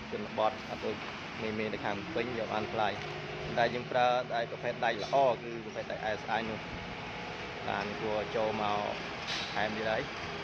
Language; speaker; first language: Khmer; native; Khmer